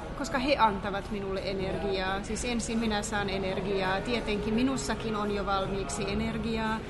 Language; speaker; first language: Finnish; non-native, fluent; Hungarian